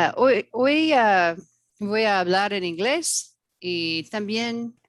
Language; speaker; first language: Spanish; non-native, learner; English